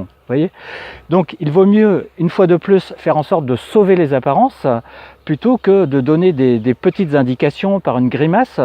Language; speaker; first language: French; native; French